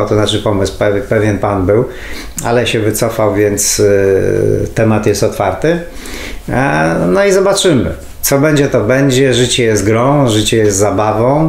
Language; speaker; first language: Polish; native; Polish